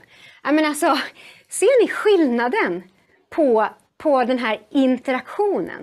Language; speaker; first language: Swedish; native; Swedish